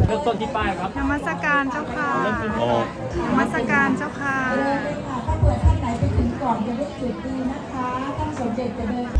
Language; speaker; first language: Thai; native; Thai